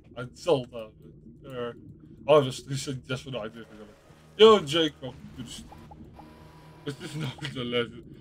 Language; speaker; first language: English; non-native, fluent; Dutch